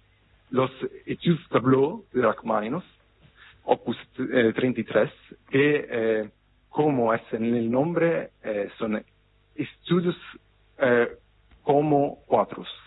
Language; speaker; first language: Spanish; non-native, fluent; Italian